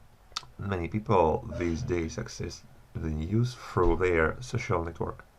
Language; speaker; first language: English; non-native, learner; Russian